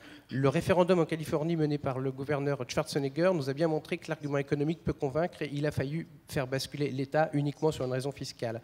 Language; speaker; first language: French; native; French